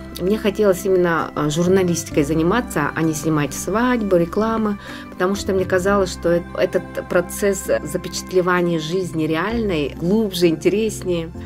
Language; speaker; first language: Russian; non-native, local second language; Yakut